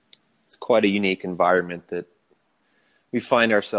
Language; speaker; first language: English; native; English